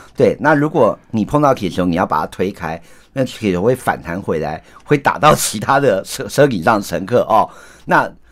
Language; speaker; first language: Chinese; native; Chinese